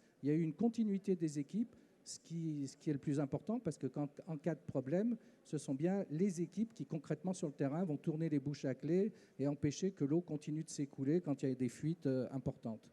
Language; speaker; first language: French; native; French